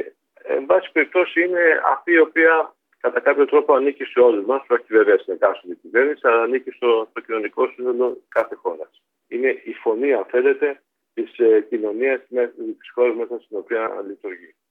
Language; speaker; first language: Greek; native; Greek